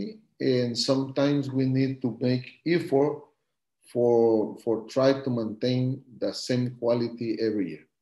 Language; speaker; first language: English; non-native, learner; Spanish